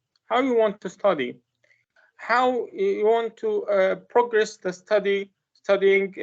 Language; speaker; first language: English; non-native, learner; Arabic